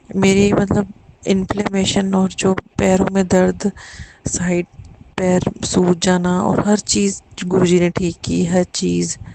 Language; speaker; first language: Hindi; native; Hindi